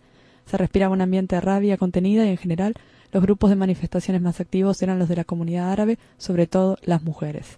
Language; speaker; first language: Spanish; native; Spanish